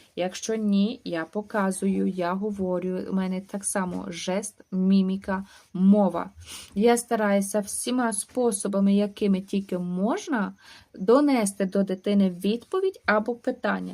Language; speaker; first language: Ukrainian; native; Ukrainian